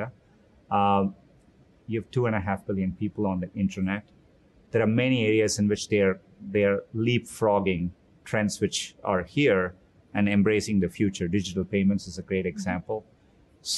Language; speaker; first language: English; non-native, local second language; Tamil